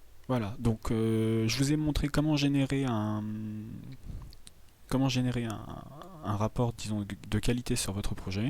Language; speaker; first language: French; native; French